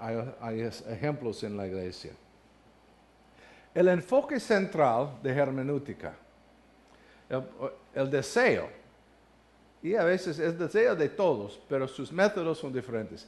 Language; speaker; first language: Spanish; non-native, learner; English